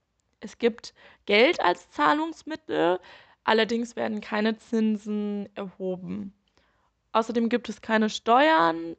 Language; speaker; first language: German; native; German